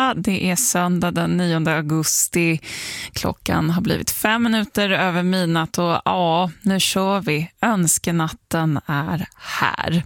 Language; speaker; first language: Swedish; native; Swedish